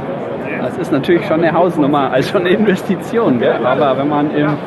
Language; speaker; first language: German; native; German